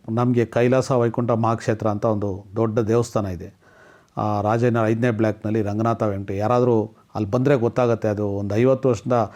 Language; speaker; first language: Kannada; non-native, local second language; Telugu